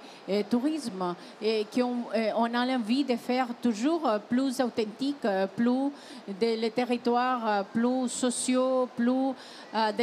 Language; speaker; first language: French; non-native, fluent; Spanish